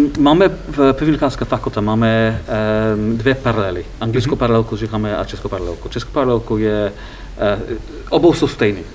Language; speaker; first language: Czech; non-native, fluent; English